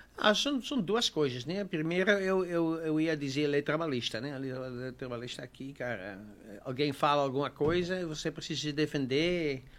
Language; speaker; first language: Portuguese; non-native, fluent; Dutch